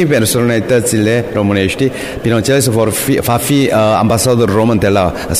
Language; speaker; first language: Romanian; non-native, fluent; Korean